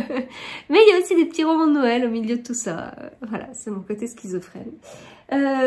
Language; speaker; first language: French; native; French